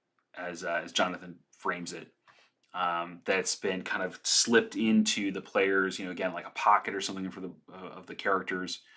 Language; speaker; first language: English; native; English